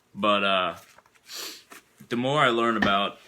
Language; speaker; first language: English; native; English